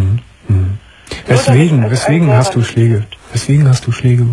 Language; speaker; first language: German; native; German